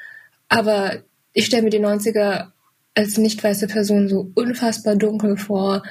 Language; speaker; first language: German; native; German